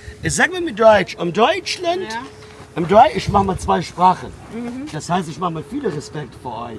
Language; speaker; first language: German; non-native, learner; Arabic